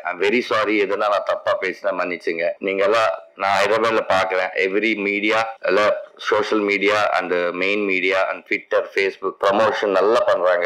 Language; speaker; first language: Tamil; non-native, learner; Telugu